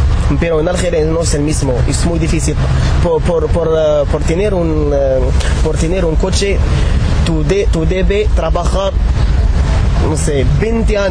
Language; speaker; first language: Spanish; non-native, learner; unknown